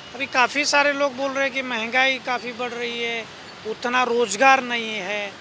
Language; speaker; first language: Hindi; non-native, local second language; Marathi